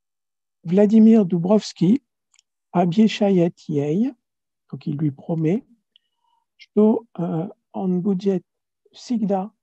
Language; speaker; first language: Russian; non-native, learner; French